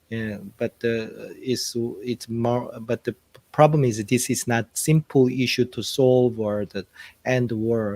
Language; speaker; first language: English; non-native, fluent; Korean